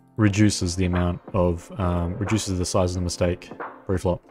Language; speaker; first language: English; native; English